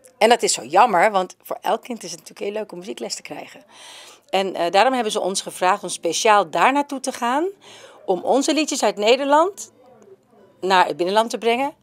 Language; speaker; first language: Dutch; native; Dutch